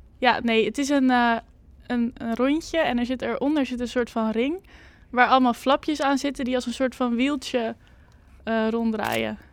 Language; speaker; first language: Dutch; native; Dutch